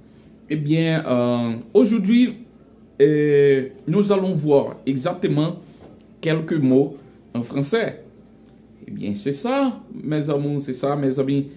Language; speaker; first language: French; non-native, local second language; Haitian Creole